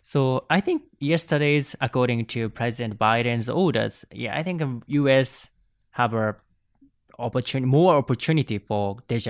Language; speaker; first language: English; non-native, learner; Japanese